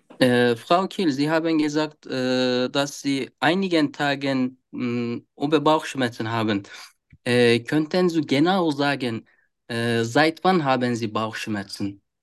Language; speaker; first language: German; non-native, learner; Turkish